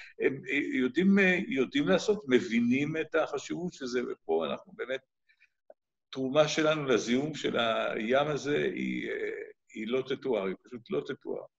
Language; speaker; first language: Hebrew; native; Hebrew